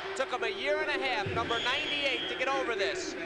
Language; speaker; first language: English; native; English